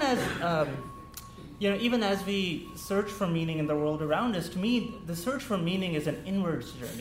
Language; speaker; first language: English; non-native, local second language; Urdu